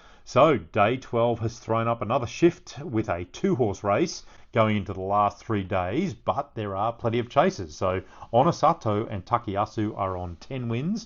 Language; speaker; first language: English; native; English